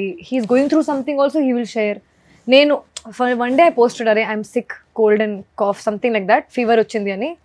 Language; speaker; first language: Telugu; non-native, local second language; Hindi